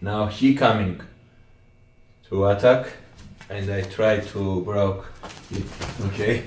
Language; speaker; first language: English; non-native, learner; Greek